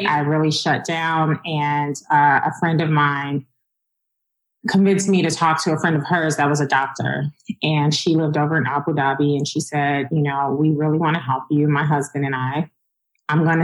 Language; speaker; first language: English; native; English